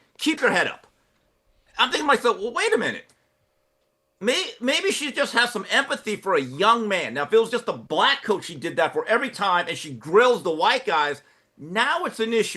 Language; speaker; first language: English; native; English